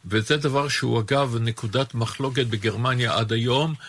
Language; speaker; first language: Hebrew; native; Hebrew